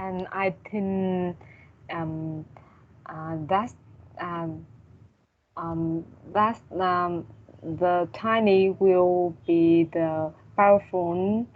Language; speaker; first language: English; non-native, learner; Vietnamese